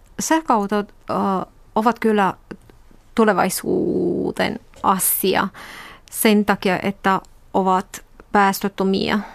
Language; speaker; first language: Finnish; non-native, fluent; Romanian